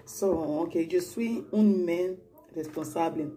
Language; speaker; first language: French; non-native, learner; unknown